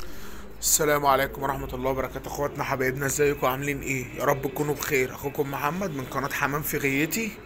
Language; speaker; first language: Arabic; native; Arabic